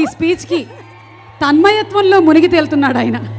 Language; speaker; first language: Telugu; native; Telugu